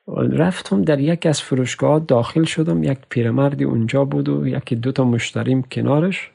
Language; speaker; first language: Persian; native; Persian